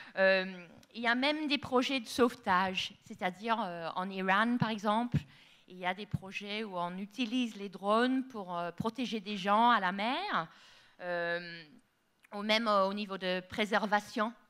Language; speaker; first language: French; non-native, fluent; English